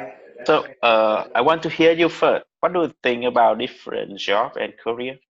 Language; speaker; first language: English; non-native, learner; Vietnamese